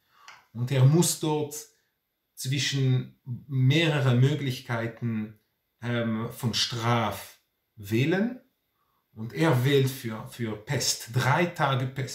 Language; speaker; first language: German; non-native, fluent; Hebrew